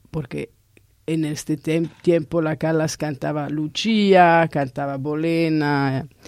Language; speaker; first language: Spanish; non-native, fluent; Italian